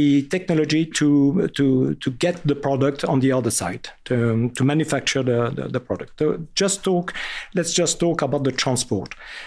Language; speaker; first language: English; non-native, fluent; French